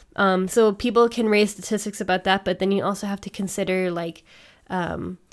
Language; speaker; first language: English; native; English